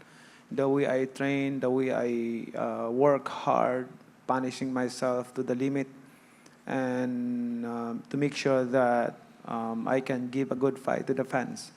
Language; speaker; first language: English; non-native, local second language; Cebuano